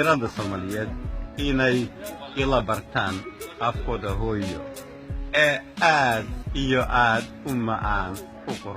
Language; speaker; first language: Somali; non-native, fluent; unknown